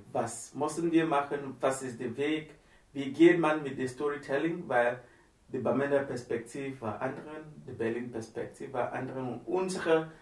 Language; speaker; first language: German; non-native, fluent; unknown